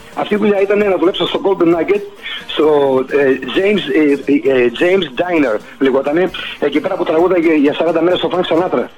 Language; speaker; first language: Greek; early bilingual, heritage; Greek